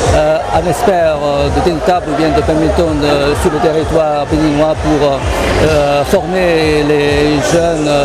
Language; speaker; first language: French; non-native, fluent; Chinese